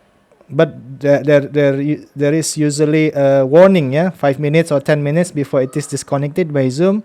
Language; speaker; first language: English; non-native, fluent; Indonesian